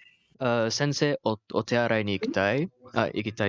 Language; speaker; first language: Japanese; non-native, learner; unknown